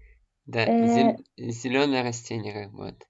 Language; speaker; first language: Russian; native; Russian